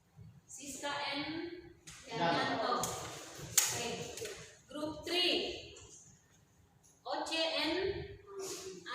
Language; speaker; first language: English; non-native, learner; Indonesian